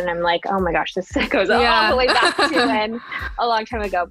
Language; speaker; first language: English; native; English